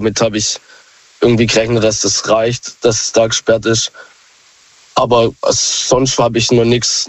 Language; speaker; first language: German; native; German